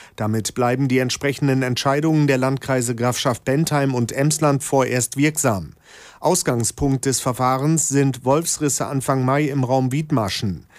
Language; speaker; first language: German; native; German